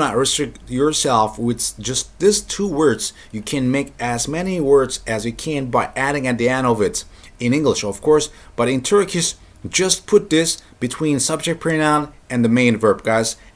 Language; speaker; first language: English; non-native, fluent; Turkish